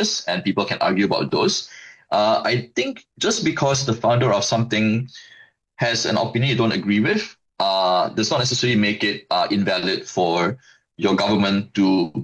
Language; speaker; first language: English; non-native, local second language; Malay